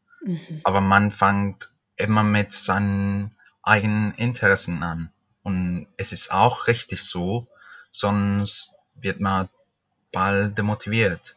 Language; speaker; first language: German; non-native, fluent; Spanish